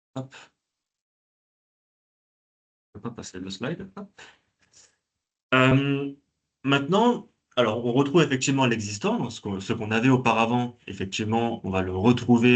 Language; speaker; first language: French; native; French